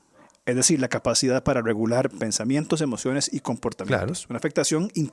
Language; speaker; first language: Spanish; native; Spanish